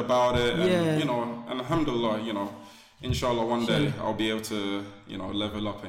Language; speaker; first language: English; native; English